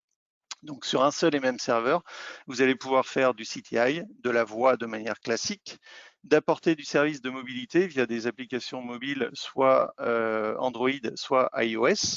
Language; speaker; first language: French; native; French